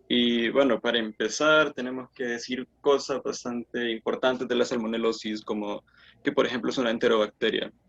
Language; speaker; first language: Spanish; native; Spanish